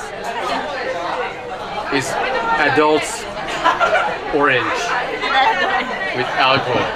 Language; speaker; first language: English; non-native, fluent; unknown